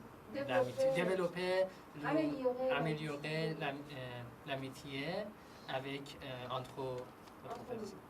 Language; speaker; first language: French; non-native, learner; Persian